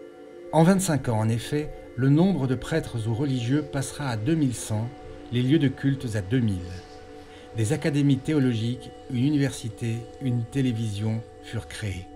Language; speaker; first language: French; native; French